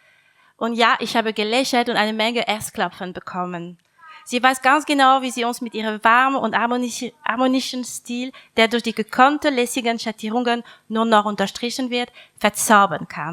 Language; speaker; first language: German; native; German